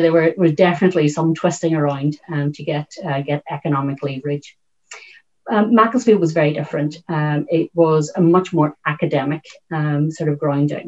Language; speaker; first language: English; native; English